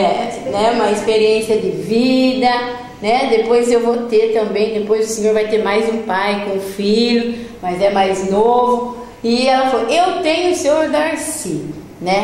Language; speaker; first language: Portuguese; native; Portuguese